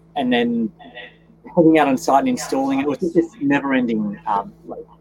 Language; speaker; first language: English; native; English